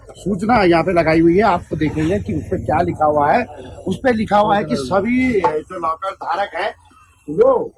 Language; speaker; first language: Hindi; native; Hindi